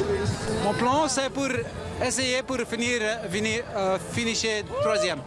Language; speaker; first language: French; non-native, learner; Dutch